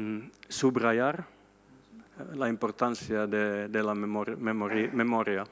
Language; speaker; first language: Spanish; non-native, fluent; Swedish